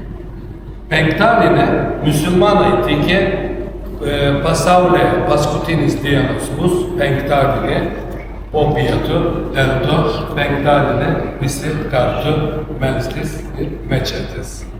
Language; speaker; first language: Lithuanian; non-native, learner; Turkish